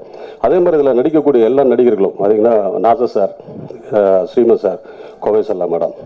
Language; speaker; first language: Tamil; native; Tamil